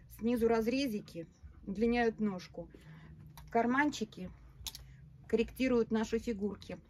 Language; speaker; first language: Russian; native; Russian